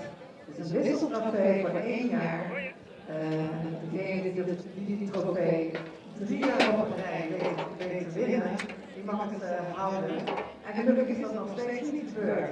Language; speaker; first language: Dutch; native; Dutch